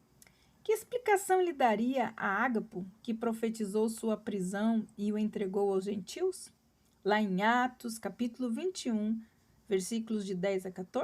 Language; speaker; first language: Portuguese; native; Portuguese